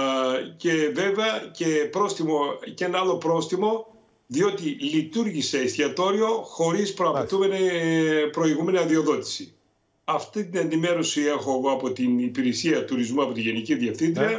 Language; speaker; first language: Greek; native; Greek